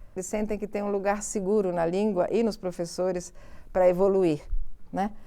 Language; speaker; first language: Portuguese; early bilingual, other home language; Italian